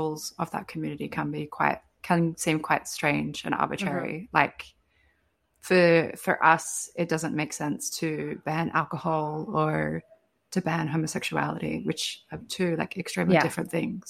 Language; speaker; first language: English; native; English